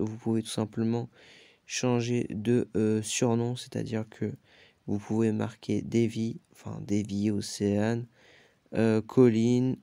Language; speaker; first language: French; native; French